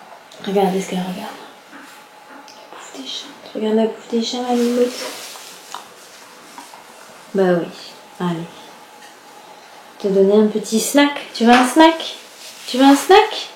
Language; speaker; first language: French; native; French